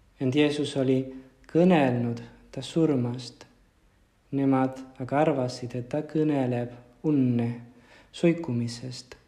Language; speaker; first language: Estonian; non-native, fluent; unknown